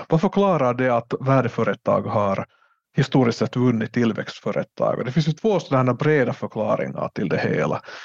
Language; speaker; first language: Swedish; native; Swedish